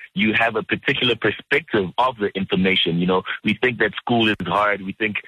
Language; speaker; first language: English; early bilingual, other home language; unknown